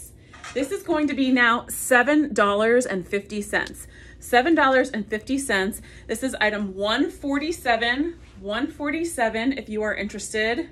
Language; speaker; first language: English; native; English